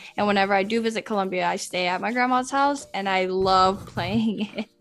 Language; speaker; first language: English; early bilingual, other home language; Spanish